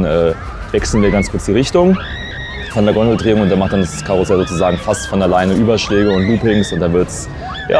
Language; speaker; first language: German; native; German